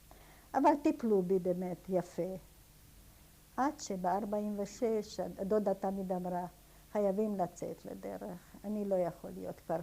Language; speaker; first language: Hebrew; non-native, fluent; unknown